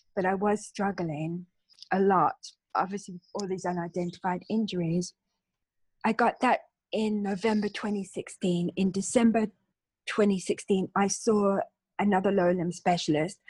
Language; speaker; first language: English; native; English